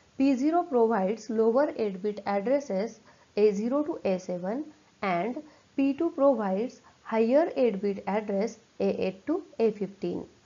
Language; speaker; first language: English; non-native, local second language; Marathi